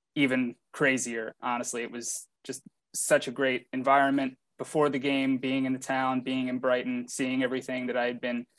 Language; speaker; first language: English; native; English